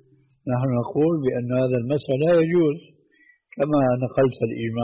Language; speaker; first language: Arabic; native; Arabic